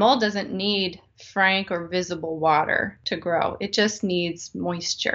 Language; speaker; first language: English; native; English